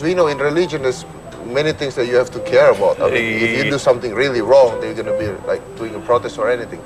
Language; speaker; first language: English; non-native, learner; Indonesian